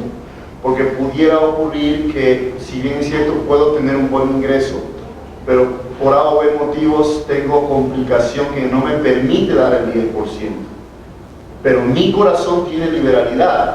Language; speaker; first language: Spanish; native; Spanish